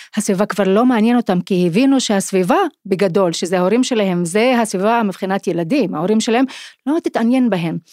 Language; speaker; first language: Hebrew; non-native, local second language; Arabic